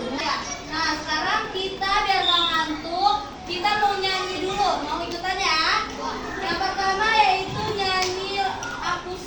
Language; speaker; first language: Indonesian; native; Indonesian